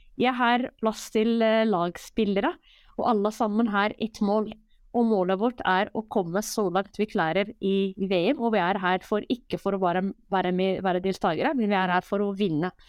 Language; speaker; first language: Norwegian; non-native, fluent; Arabic